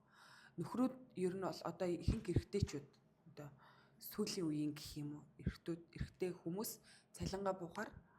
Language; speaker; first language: Mongolian; native; Mongolian